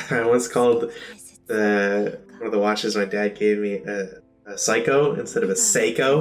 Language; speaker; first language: English; native; English